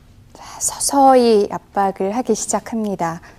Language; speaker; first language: Korean; native; Korean